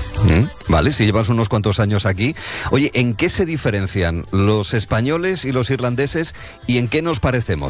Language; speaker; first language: Spanish; native; Spanish